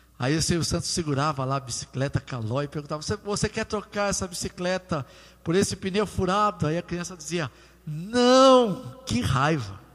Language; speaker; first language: Portuguese; native; Portuguese